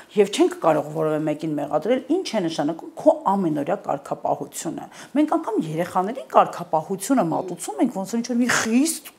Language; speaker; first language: Armenian; native; Armenian